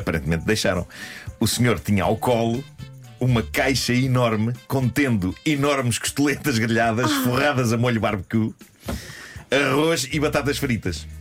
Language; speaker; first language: Portuguese; native; Portuguese